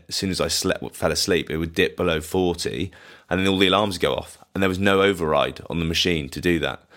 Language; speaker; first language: English; native; English